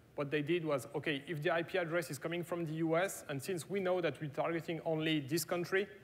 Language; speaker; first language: English; non-native, fluent; German